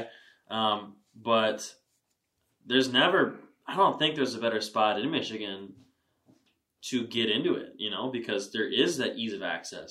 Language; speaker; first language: English; native; English